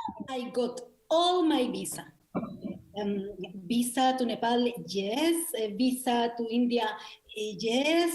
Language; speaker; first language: English; non-native, learner; Spanish